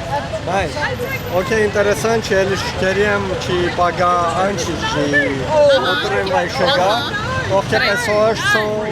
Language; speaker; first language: Portuguese; non-native, learner; Vietnamese